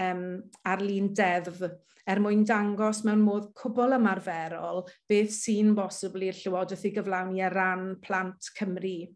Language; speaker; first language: Welsh; native; Welsh